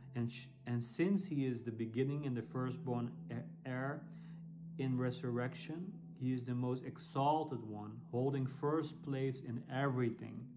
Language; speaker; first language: English; non-native, fluent; Dutch